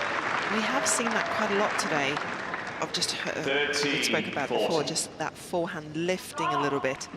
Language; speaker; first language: English; native; English